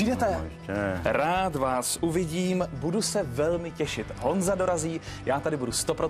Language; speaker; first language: Czech; native; Czech